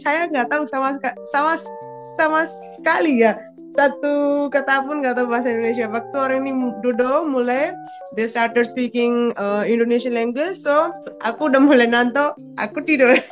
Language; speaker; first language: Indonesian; non-native, fluent; Punjabi